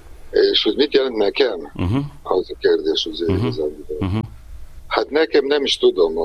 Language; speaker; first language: Hungarian; non-native, fluent; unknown